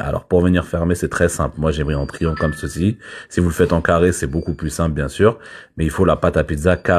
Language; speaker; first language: French; native; French